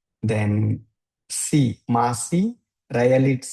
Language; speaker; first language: Italian; non-native, fluent; Tamil